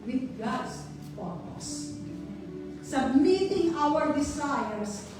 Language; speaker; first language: English; non-native, local second language; Filipino